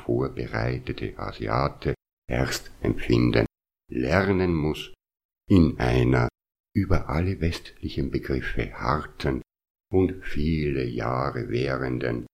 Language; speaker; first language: German; native; German